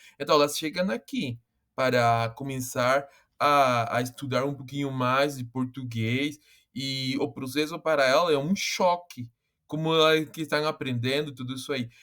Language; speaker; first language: Portuguese; non-native, fluent; Spanish